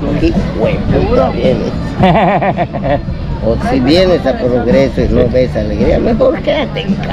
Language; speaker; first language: Spanish; native; Spanish